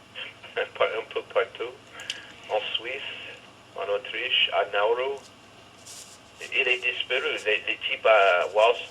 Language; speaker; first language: French; non-native, fluent; English